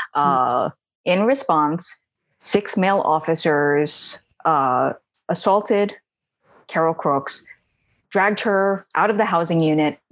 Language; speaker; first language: English; native; English